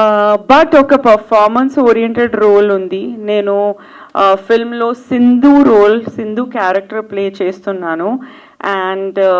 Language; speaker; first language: Telugu; non-native, fluent; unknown